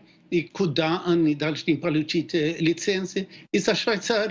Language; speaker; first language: Russian; non-native, fluent; Swedish